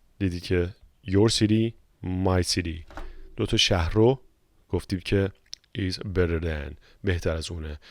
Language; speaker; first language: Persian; native; Persian